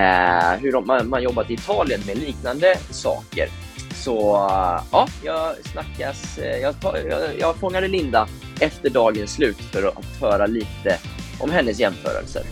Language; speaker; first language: Swedish; native; Swedish